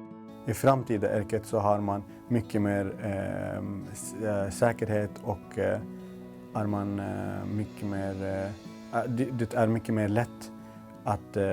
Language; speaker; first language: Swedish; non-native, local second language; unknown